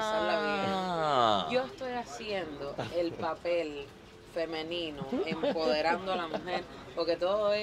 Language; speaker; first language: Spanish; native; Spanish